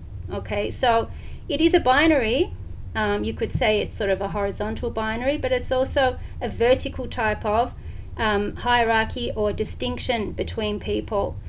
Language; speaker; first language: English; native; English